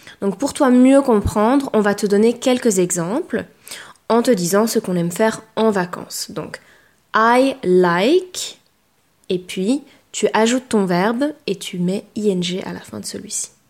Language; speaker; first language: French; native; French